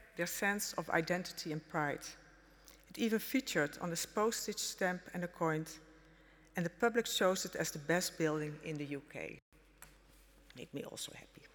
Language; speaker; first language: English; non-native, fluent; Dutch